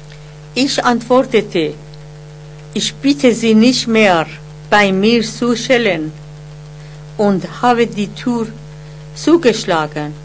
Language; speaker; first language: German; non-native, learner; Persian